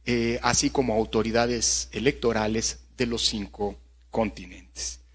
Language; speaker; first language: Spanish; native; Spanish